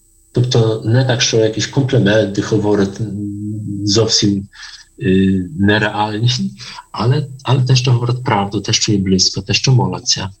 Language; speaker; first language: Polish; non-native, learner; Ukrainian